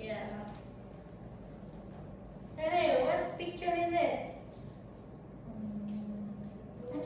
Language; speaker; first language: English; non-native, learner; Indonesian